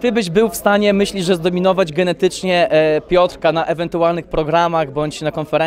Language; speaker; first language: Polish; native; Polish